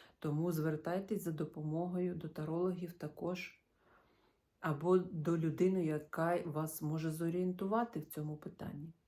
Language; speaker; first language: Ukrainian; non-native, local second language; Russian